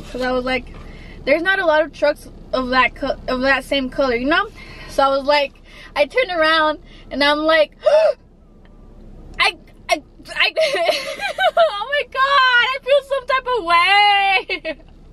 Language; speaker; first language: English; early bilingual, other home language; Spanish